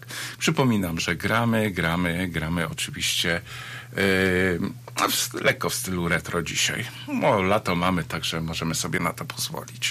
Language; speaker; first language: Polish; native; Polish